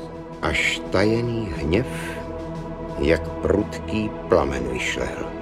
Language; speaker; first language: Czech; native; Czech